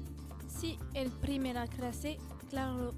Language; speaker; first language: Spanish; non-native, learner; French